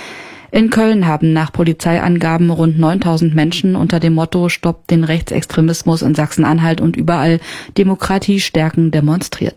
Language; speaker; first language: German; native; German